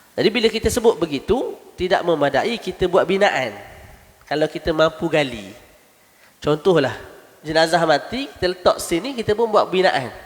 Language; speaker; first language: Malay; native; Malay